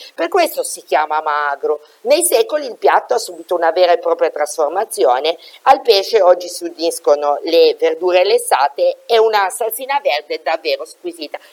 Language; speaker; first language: Italian; native; Italian